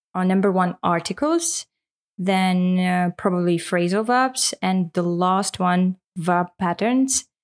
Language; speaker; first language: English; non-native, fluent; Russian